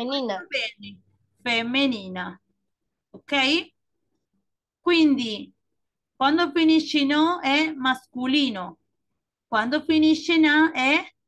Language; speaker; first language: Italian; non-native, fluent; Spanish